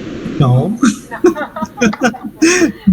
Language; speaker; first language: Spanish; native; Spanish